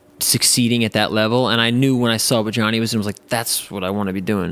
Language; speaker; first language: English; native; English